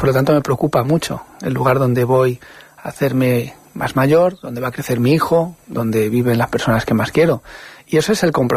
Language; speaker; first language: Spanish; native; Spanish